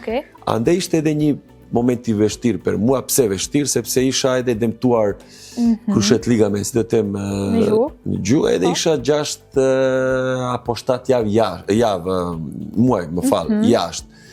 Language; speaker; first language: Albanian; non-native, learner; Serbian